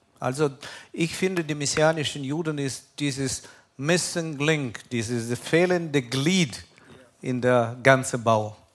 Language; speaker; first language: German; non-native, fluent; Russian